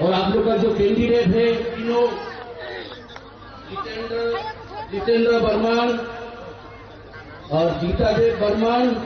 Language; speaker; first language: Hindi; non-native, local second language; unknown